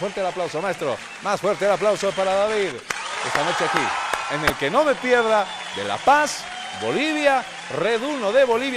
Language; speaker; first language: Spanish; native; Spanish